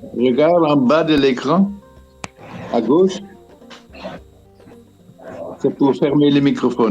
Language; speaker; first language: French; non-native, fluent; Dutch